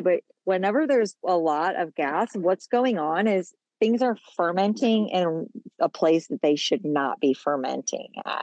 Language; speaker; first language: English; native; English